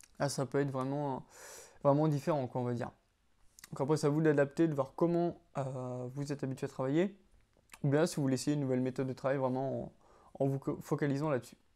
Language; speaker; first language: French; native; French